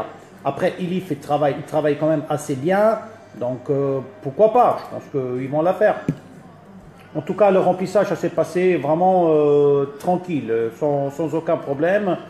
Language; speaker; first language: French; early bilingual, other home language; Italian